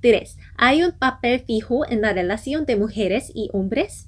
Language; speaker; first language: Spanish; non-native, fluent; Korean